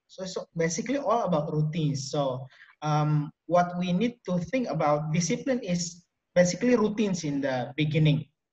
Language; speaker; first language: English; non-native, fluent; Indonesian